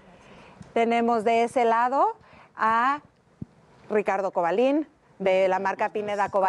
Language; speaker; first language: Spanish; native; Spanish